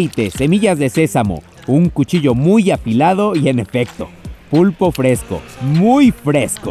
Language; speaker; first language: Spanish; native; Spanish